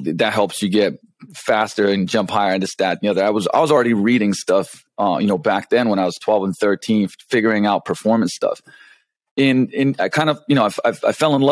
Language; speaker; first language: English; non-native, fluent; Slovenian